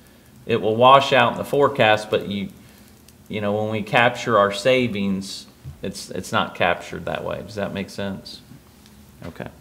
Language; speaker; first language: English; native; English